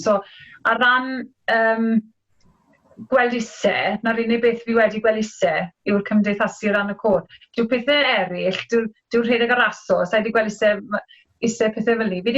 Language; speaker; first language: Welsh; native; Welsh